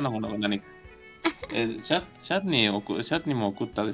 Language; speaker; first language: Japanese; non-native, learner; Spanish